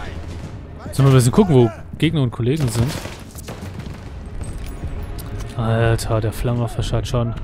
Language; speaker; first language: German; native; German